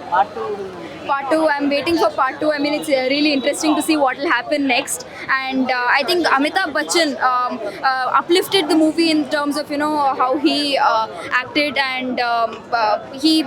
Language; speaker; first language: English; non-native, local second language; Telugu